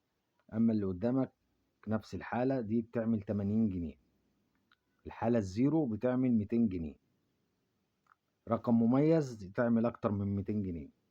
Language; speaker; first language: Arabic; native; Arabic